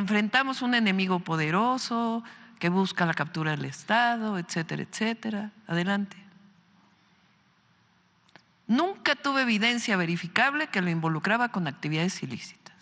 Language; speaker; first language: Spanish; native; Spanish